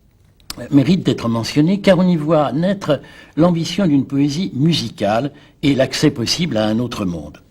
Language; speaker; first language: French; native; French